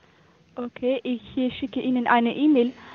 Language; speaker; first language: German; non-native, fluent; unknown